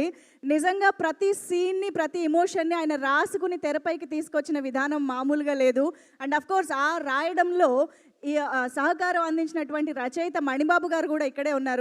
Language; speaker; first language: Telugu; native; Telugu